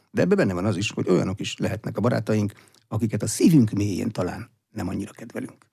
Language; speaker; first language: Hungarian; native; Hungarian